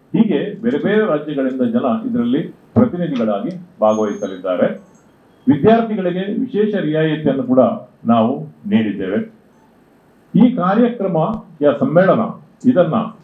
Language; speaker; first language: Kannada; non-native, local second language; Konkani